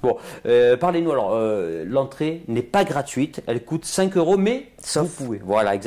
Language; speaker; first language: French; native; French